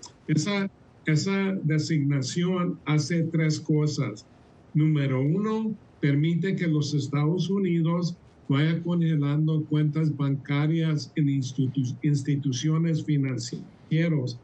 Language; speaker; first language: Spanish; early bilingual, heritage; Spanish